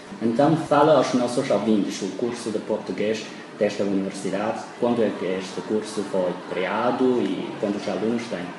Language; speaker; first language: Portuguese; non-native, fluent; Chinese